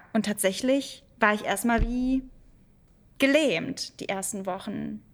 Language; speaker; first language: German; early bilingual, other home language; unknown